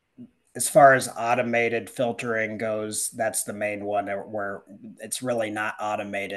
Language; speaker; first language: English; native; English